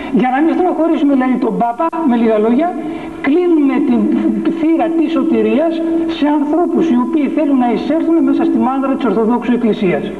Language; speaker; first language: Greek; native; Greek